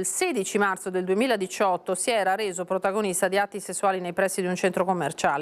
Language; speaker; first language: Italian; native; Italian